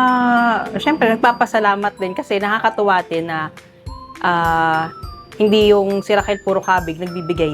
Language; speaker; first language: Filipino; native; Filipino